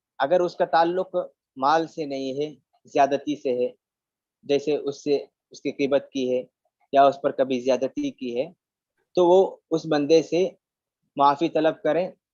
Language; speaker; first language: Urdu; native; Urdu